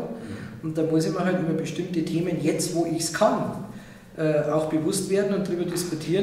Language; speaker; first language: German; native; German